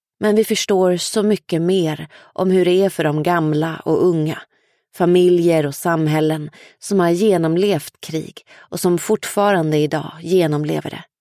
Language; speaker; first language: Swedish; native; Swedish